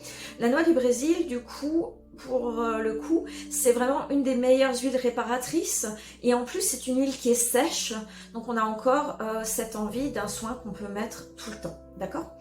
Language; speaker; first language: French; native; French